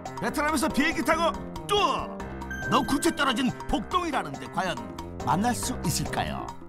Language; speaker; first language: Korean; native; Korean